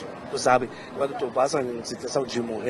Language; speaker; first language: Portuguese; non-native, fluent; Arabic